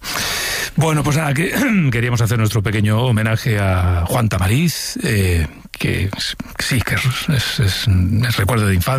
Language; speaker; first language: Spanish; native; Spanish